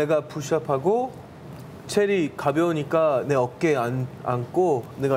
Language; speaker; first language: Korean; non-native, learner; English